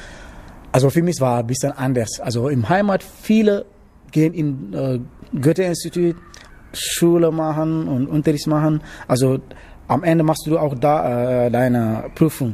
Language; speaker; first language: German; non-native, learner; Wolof